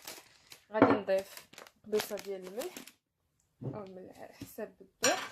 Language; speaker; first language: Arabic; native; Arabic